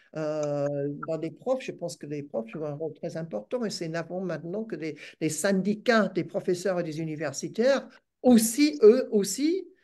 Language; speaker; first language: French; non-native, fluent; English